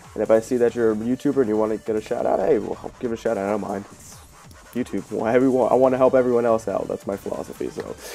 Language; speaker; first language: English; native; English